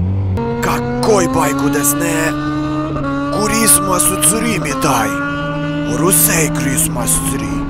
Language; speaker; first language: Japanese; non-native, learner; Russian